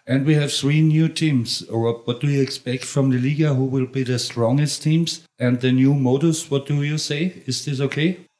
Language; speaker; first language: English; non-native, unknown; German